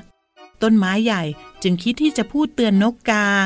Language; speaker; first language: Thai; native; Thai